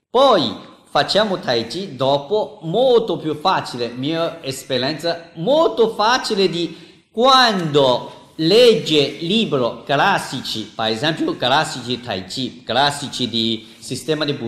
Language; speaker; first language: Italian; non-native, learner; Chinese